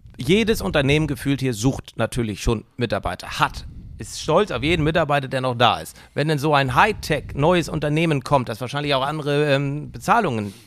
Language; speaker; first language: German; native; German